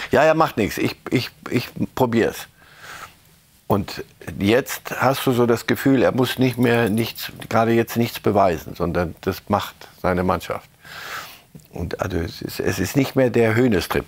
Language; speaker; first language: German; native; German